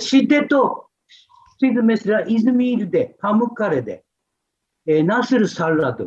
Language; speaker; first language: Turkish; non-native, fluent; Japanese